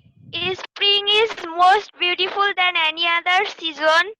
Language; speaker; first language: English; non-native, learner; Bangla